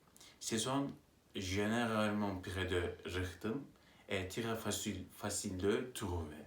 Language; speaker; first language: French; non-native, learner; Turkish